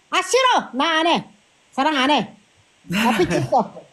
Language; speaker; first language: Korean; non-native, learner; Filipino